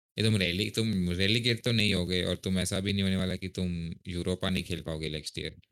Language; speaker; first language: Hindi; non-native, local second language; Marathi